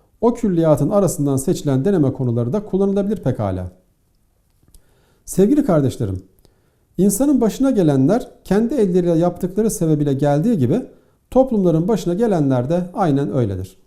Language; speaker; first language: Turkish; native; Turkish